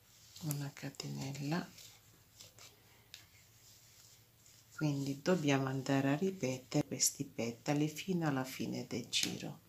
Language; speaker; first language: Italian; non-native, fluent; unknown